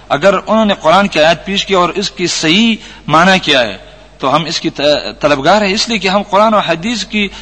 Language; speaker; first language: Urdu; non-native, local second language; Pashto